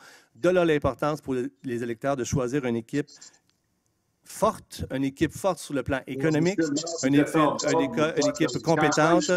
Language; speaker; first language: French; native; French